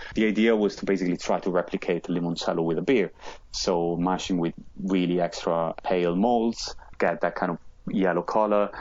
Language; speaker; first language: English; non-native, fluent; Italian